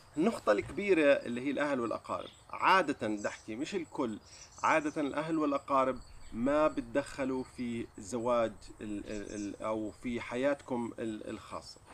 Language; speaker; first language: Arabic; native; Arabic